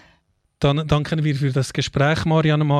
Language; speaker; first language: German; native; German